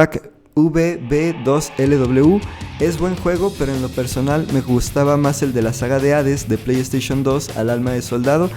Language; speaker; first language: Spanish; native; Spanish